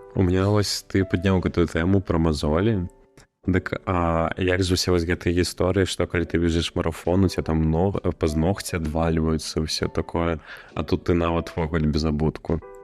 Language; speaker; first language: Belarusian; non-native, local second language; Russian